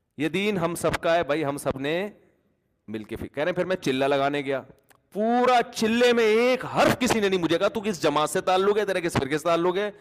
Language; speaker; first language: Urdu; native; Urdu